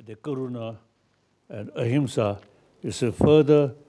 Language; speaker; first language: English; non-native, learner; Tibetan